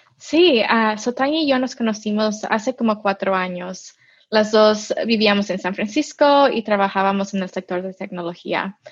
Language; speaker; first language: Spanish; early bilingual, heritage; Spanish